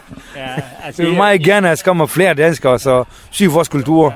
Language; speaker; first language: Danish; non-native, learner; Kurdish